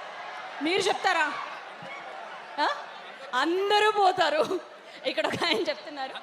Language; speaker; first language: Telugu; native; Telugu